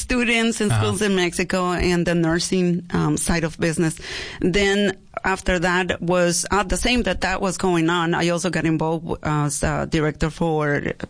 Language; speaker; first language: English; non-native, fluent; Spanish